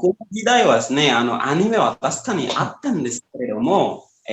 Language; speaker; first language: Japanese; non-native, fluent; Indonesian